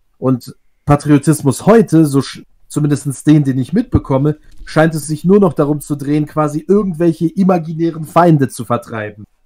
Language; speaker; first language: German; early bilingual, other home language; Russian